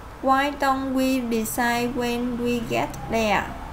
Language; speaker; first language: English; non-native, fluent; Vietnamese